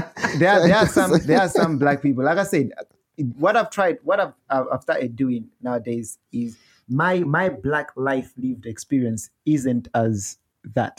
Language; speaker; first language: English; non-native, local second language; Nyanja